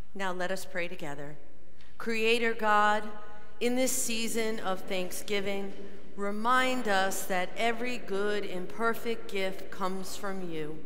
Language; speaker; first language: English; native; English